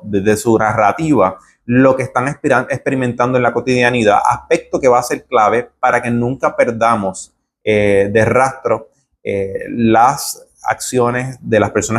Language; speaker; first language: Spanish; native; Spanish